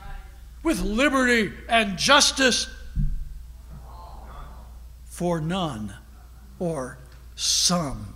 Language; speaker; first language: English; native; English